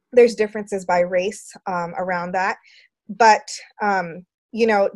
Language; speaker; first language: English; native; English